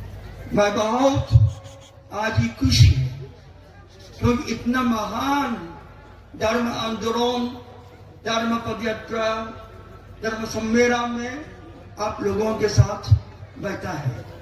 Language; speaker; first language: Hindi; non-native, learner; Japanese